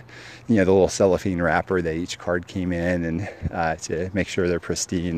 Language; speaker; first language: English; native; English